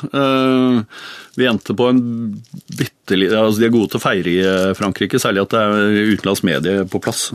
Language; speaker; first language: Norwegian; native; Norwegian